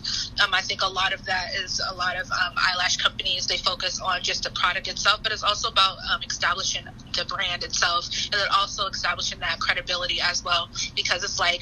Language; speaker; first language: English; native; English